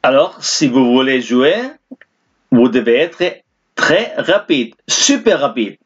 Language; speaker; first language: French; non-native, fluent; Spanish